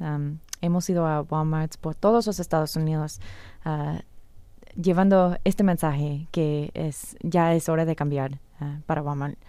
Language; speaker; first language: Spanish; non-native, fluent; English